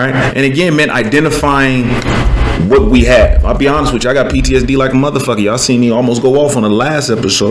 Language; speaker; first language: English; native; English